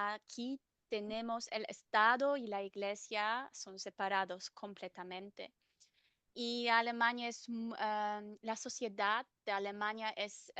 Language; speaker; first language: Spanish; non-native, fluent; German